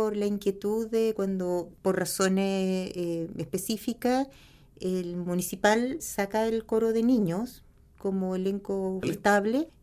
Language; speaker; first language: Spanish; native; Spanish